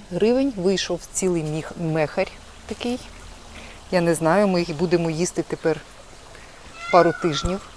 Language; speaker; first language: Ukrainian; non-native, local second language; Russian